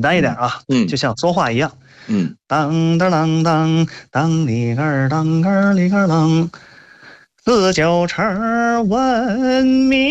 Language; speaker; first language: Chinese; native; Chinese